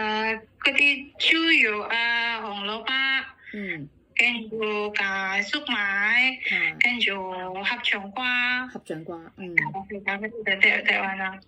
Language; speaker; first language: Cantonese; non-native, fluent; Indonesian